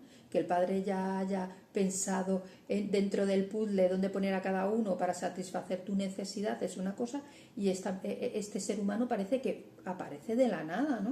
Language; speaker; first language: Spanish; native; Spanish